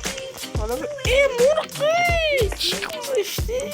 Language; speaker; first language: Persian; native; Persian